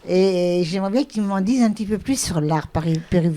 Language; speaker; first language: French; native; French